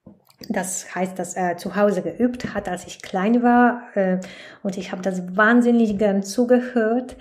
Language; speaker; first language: German; non-native, fluent; Polish